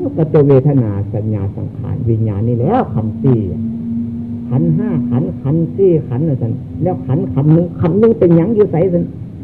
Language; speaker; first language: Thai; native; Thai